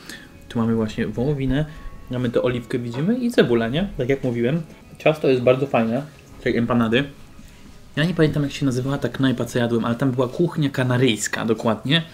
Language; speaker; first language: Polish; native; Polish